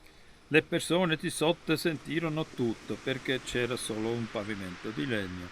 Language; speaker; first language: Italian; non-native, fluent; German